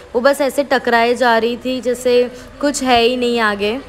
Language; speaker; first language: Hindi; non-native, local second language; Gujarati